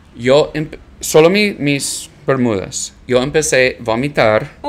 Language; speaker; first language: Spanish; non-native, learner; English